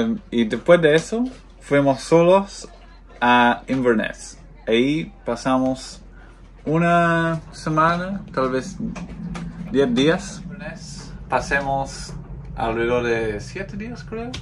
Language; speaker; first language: Spanish; non-native, fluent; English